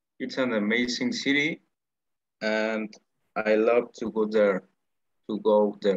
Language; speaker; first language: English; non-native, learner; Spanish